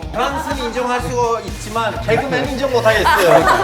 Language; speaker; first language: Korean; non-native, fluent; Turkish